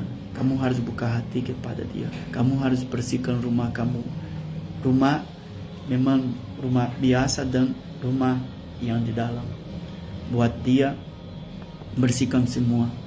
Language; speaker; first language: Indonesian; non-native, fluent; Portuguese